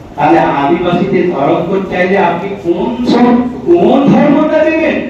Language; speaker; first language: Bangla; non-native, local second language; Santali